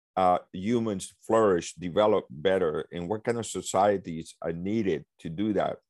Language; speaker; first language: English; early bilingual, other home language; Spanish